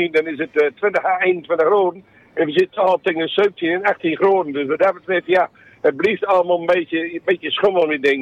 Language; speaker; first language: Dutch; native; Dutch